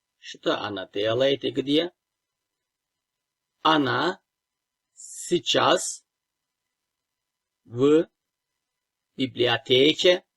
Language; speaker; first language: Russian; non-native, fluent; Turkish